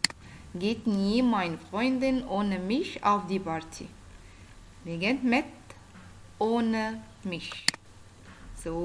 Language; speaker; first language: German; non-native, fluent; Arabic